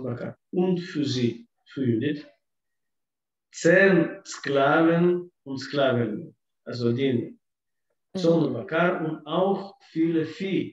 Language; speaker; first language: German; non-native, fluent; Russian